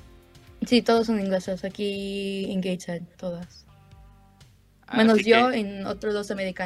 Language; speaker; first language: Spanish; early bilingual, heritage; Spanish